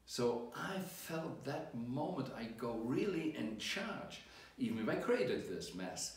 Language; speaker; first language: English; non-native, fluent; German